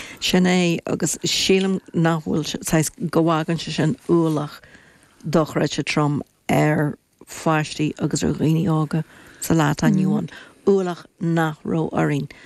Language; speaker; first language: Irish; non-native, local second language; English